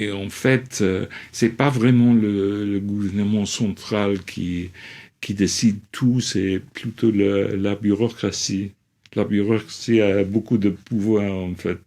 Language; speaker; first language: French; non-native, fluent; English